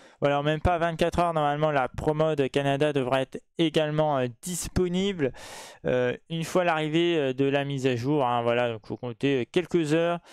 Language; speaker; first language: French; native; French